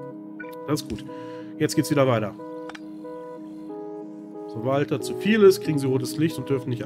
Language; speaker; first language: German; native; German